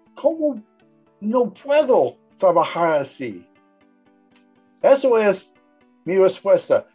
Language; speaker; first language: Spanish; early bilingual, heritage; English